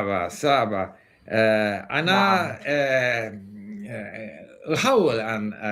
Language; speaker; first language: Arabic; non-native, learner; Spanish